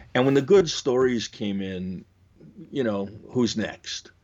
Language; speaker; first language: English; native; English